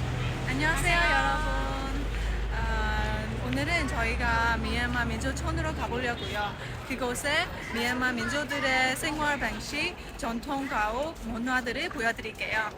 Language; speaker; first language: Korean; non-native, fluent; Burmese